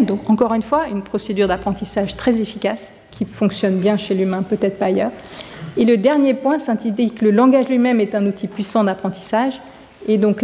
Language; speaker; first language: French; native; French